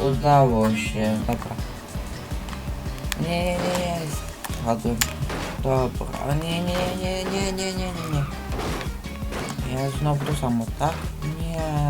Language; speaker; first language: Polish; native; Polish